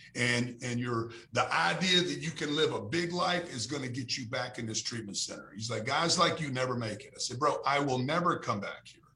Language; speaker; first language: English; native; English